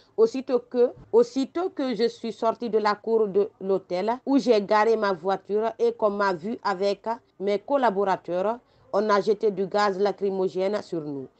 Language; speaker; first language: French; non-native, local second language; Fula